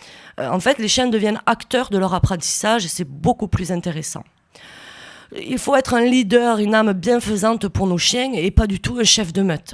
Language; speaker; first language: French; native; French